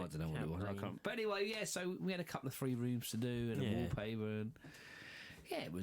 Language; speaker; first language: English; native; English